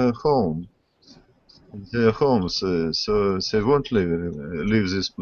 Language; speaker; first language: English; non-native, learner; Russian